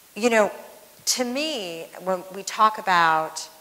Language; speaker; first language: English; native; English